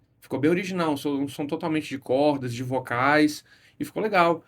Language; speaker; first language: Portuguese; native; Portuguese